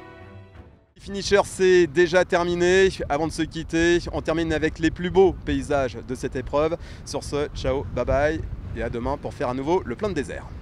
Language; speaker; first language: French; native; French